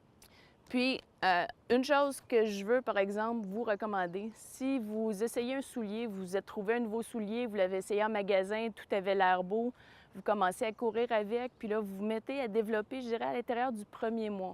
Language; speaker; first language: French; native; French